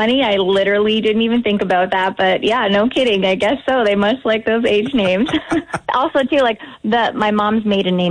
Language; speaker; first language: English; native; English